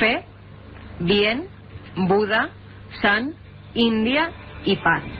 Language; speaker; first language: Spanish; native; Spanish